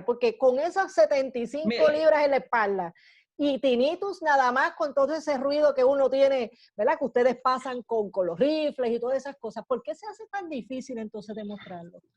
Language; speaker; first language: Spanish; native; Spanish